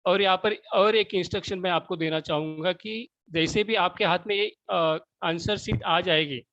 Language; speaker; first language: Hindi; non-native, local second language; Marathi